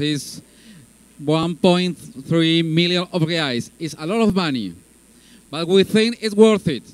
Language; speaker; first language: English; non-native, fluent; Spanish